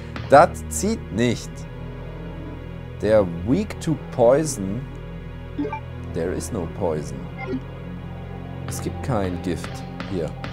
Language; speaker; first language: German; native; German